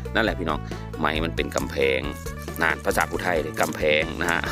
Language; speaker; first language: Thai; non-native, local second language; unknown